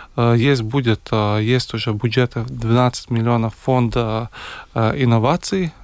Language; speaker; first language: Russian; non-native, local second language; Latvian